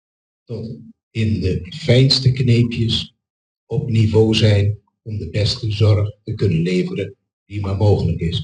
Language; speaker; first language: Dutch; non-native, local second language; Papiamento